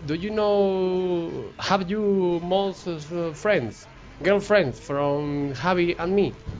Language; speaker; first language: English; non-native, learner; Spanish